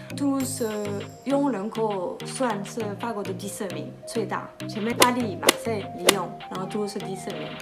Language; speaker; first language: Chinese; non-native, fluent; French